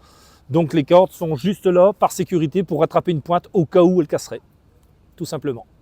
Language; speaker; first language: French; native; French